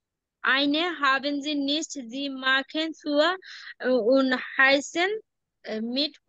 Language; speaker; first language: German; non-native, learner; Bangla